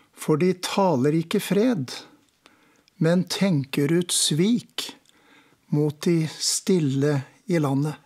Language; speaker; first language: Norwegian; native; Norwegian